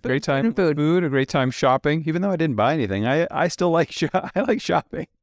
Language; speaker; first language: English; native; English